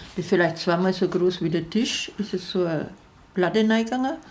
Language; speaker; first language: German; native; German